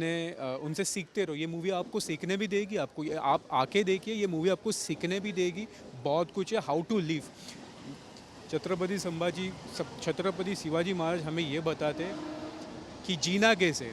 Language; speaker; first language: Hindi; native; Hindi